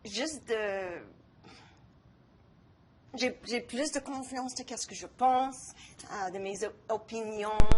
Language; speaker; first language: French; non-native, local second language; English